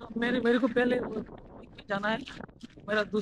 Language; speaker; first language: Hindi; non-native, learner; Bangla